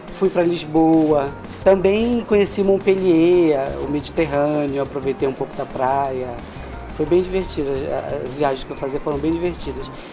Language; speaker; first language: Portuguese; native; Portuguese